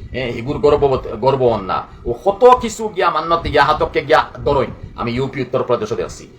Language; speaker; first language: Bangla; non-native, local second language; Sylheti